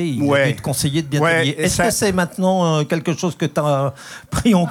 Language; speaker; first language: French; native; French